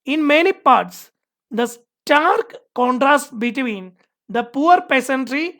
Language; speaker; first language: English; non-native, local second language; Malayalam